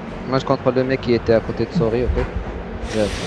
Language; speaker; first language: French; native; French